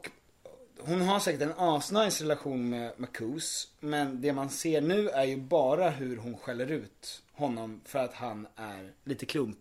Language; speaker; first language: Swedish; native; Swedish